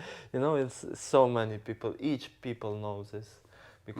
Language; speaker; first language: English; non-native, learner; Ukrainian